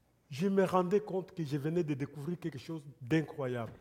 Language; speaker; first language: French; non-native, local second language; Lingala